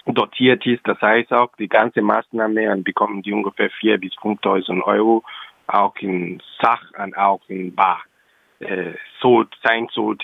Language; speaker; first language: German; non-native, local second language; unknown